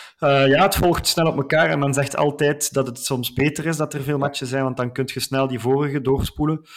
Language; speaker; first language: Dutch; native; Dutch